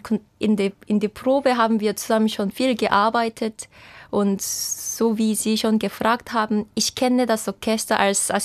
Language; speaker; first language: German; non-native, fluent; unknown